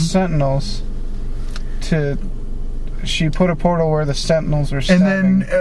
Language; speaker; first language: English; native; English